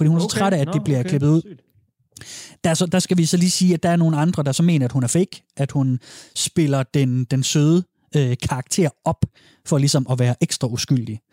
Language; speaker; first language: Danish; native; Danish